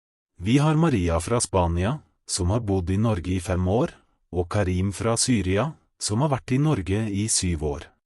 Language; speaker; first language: Norwegian; non-native, fluent; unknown